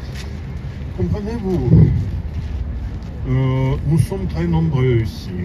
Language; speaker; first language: French; non-native, learner; Russian